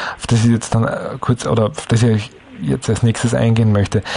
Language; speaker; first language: German; native; German